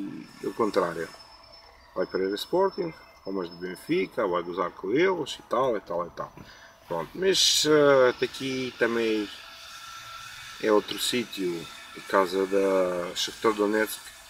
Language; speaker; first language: Portuguese; non-native, learner; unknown